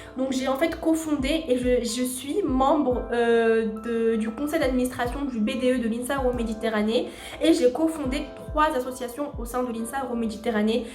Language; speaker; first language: French; non-native, local second language; Arabic